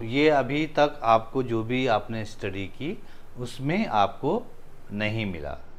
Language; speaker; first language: Hindi; native; Hindi